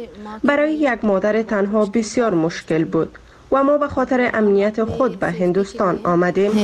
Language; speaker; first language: Persian; native; Persian